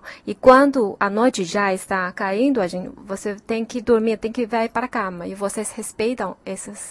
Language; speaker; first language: Portuguese; non-native, fluent; Chinese